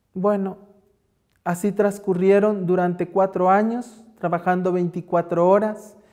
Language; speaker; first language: Spanish; native; Spanish